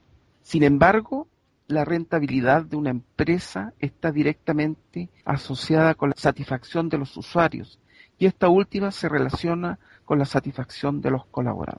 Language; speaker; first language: Spanish; native; Spanish